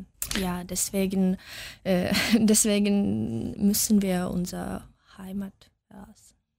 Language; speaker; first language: German; non-native, fluent; Russian